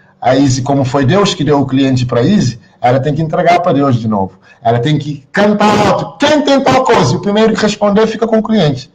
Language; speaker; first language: Portuguese; non-native, local second language; Kabuverdianu